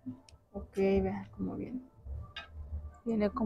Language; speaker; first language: Spanish; native; Spanish